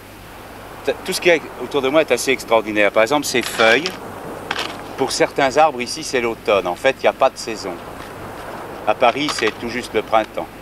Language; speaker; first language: French; native; French